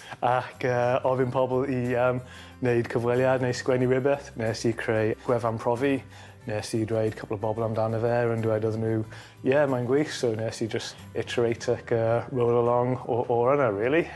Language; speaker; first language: Welsh; non-native, fluent; English